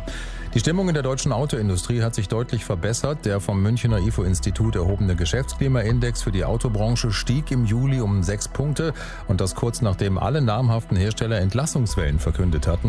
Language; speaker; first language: German; native; German